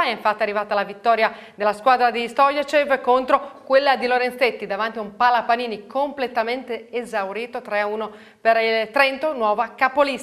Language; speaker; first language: Italian; native; Italian